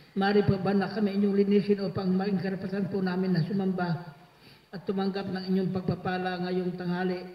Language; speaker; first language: Filipino; native; Filipino